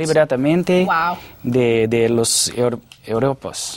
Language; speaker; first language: Spanish; non-native, fluent; English